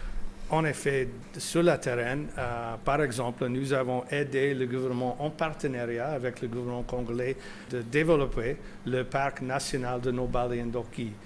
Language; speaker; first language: French; non-native, fluent; English